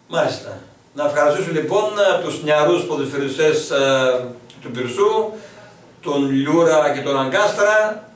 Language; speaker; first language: Greek; native; Greek